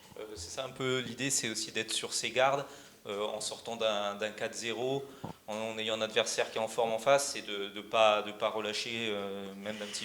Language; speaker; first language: French; native; French